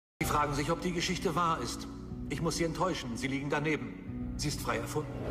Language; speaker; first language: German; native; German